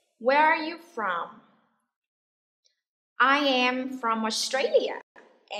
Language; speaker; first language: English; non-native, fluent; Vietnamese